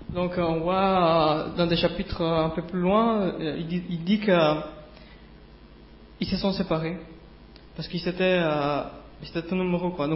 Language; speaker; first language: French; native; French